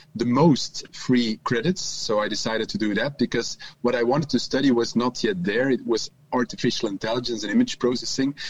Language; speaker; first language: English; non-native, fluent; Dutch